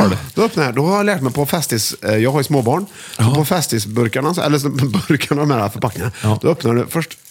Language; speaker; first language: Swedish; native; Swedish